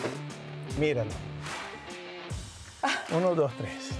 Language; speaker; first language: Spanish; non-native, learner; Hebrew